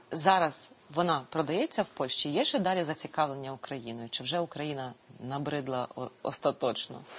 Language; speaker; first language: Ukrainian; native; Ukrainian